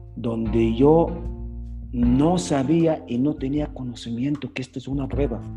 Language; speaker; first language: Spanish; non-native, fluent; Arabic